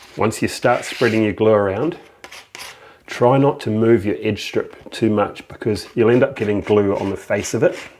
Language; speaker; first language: English; native; English